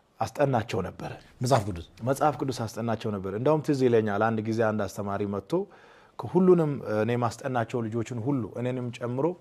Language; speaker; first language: Amharic; non-native, local second language; Wolaytta